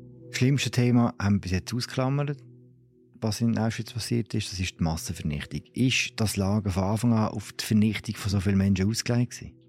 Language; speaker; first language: German; native; German